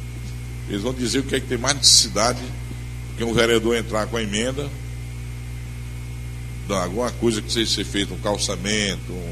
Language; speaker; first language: Portuguese; native; Portuguese